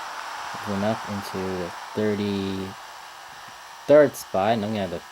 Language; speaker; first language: English; native; English